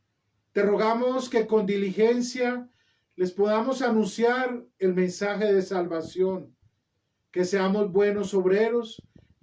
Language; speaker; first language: Spanish; native; Spanish